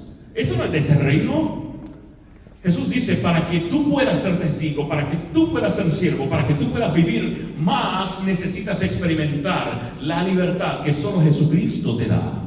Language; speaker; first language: Spanish; native; Spanish